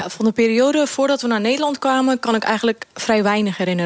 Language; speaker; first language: Dutch; early bilingual, other home language; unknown